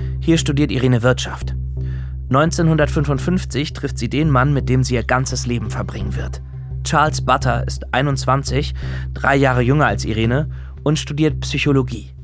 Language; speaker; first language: German; native; German